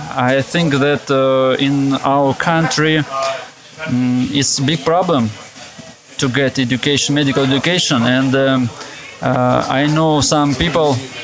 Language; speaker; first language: English; non-native, learner; Russian